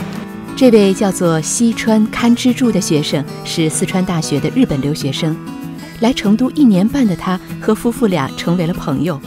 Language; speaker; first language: Chinese; native; Chinese